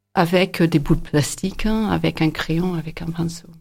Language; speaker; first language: French; non-native, fluent; English